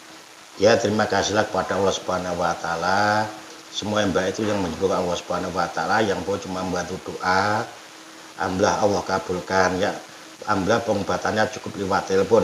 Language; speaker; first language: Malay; non-native, local second language; Javanese